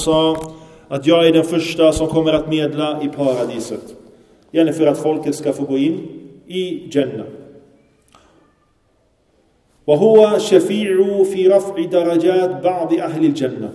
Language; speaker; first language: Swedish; early bilingual, other home language; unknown